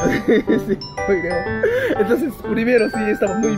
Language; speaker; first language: Spanish; non-native, learner; Japanese